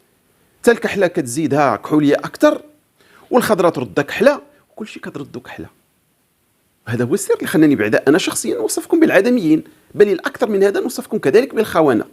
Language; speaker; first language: Arabic; native; Arabic